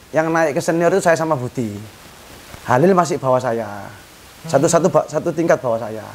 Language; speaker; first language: Indonesian; non-native, local second language; Javanese